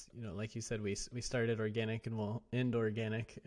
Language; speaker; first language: English; native; English